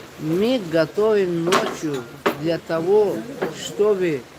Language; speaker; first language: Russian; non-native, fluent; Tajik